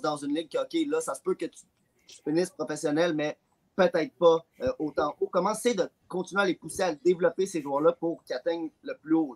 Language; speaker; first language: French; native; French